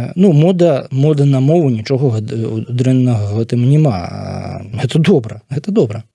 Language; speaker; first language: Belarusian; non-native, local second language; Russian